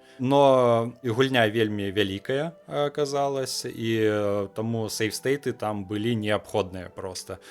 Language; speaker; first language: Belarusian; non-native, local second language; Russian